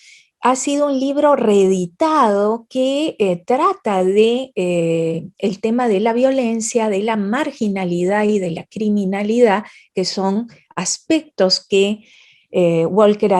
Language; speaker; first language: Spanish; native; Spanish